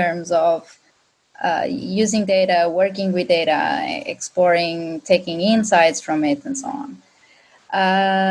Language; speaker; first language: English; non-native, fluent; Portuguese